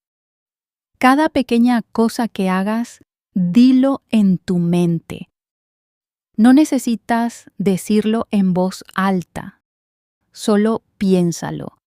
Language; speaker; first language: Spanish; non-native, fluent; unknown